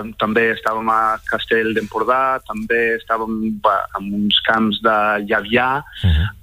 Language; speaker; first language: Catalan; non-native, fluent; English